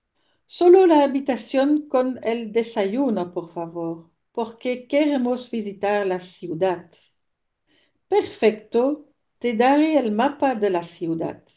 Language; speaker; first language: Spanish; non-native, learner; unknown